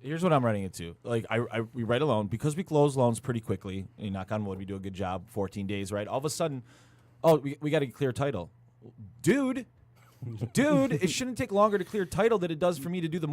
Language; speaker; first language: English; native; English